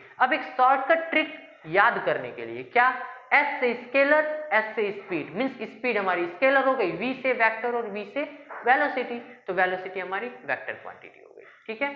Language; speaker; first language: Hindi; native; Hindi